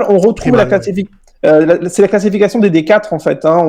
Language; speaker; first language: French; native; French